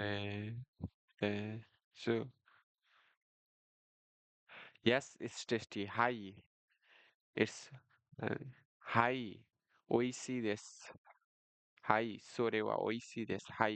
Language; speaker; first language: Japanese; non-native, learner; Nepali